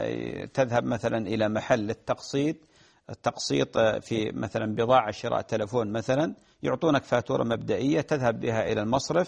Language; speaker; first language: Arabic; native; Arabic